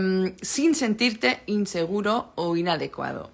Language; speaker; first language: Spanish; non-native, fluent; Dutch